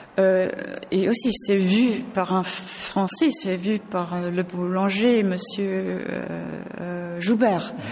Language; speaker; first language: French; non-native, fluent; English